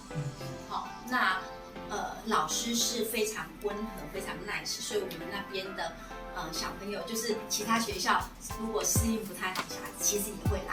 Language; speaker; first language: Chinese; non-native, local second language; Min Nan Chinese